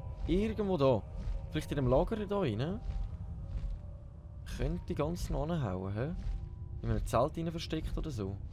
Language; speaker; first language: German; native; German